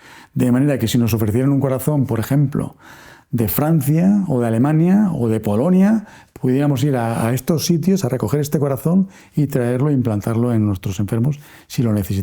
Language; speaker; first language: Spanish; native; Spanish